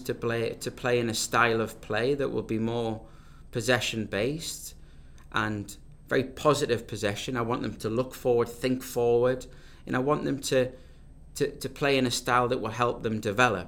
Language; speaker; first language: English; native; English